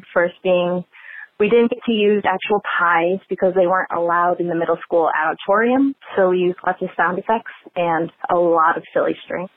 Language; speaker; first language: English; native; English